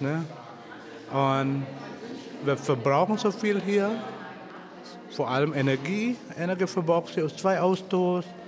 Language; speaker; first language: German; non-native, fluent; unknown